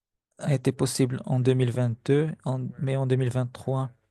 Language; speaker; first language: French; non-native, fluent; Spanish